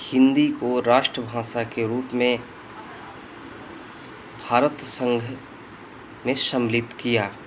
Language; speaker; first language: Hindi; native; Hindi